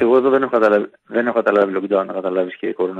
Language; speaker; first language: Greek; native; Greek